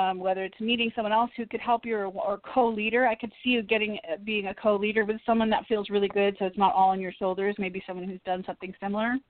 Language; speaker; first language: English; native; English